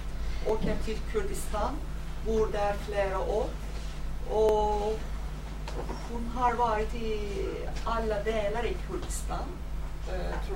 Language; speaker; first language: Swedish; non-native, fluent; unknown